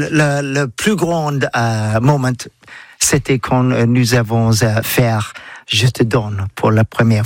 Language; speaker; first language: French; non-native, learner; English